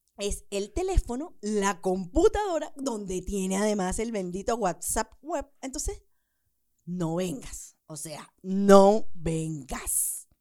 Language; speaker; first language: Spanish; native; Spanish